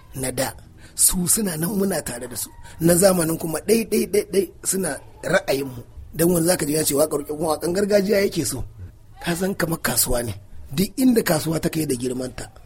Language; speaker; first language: Hausa; native; Hausa